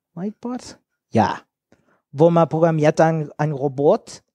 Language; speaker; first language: German; non-native, learner; English